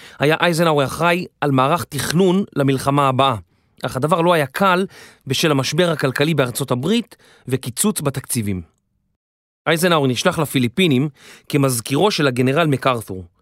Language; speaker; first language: Hebrew; native; Hebrew